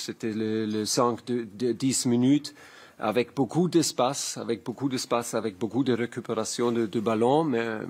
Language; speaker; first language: French; non-native, learner; German